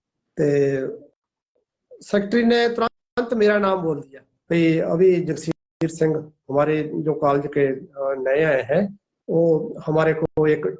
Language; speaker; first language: Hindi; non-native, local second language; Punjabi